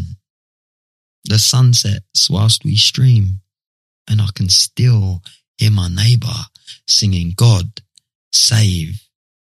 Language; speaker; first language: English; native; English